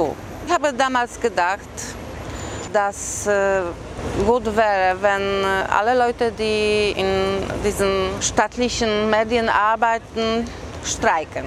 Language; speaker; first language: German; non-native, fluent; Polish